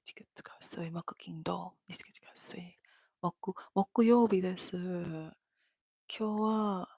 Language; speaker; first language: Japanese; non-native, learner; English